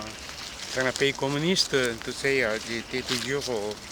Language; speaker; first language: French; non-native, fluent; Korean